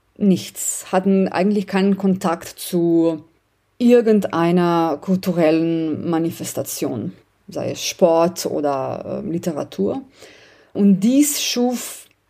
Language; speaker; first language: German; non-native, fluent; Slovenian